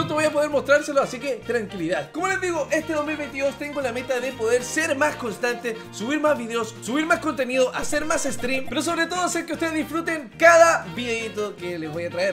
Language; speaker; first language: Spanish; native; Spanish